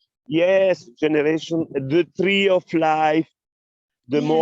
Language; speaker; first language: English; non-native, learner; Italian